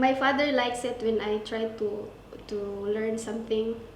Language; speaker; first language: English; non-native, local second language; Cebuano